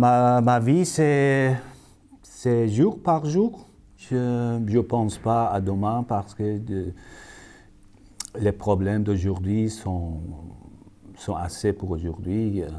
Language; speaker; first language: French; non-native, fluent; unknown